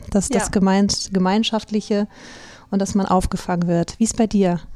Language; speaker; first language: German; native; German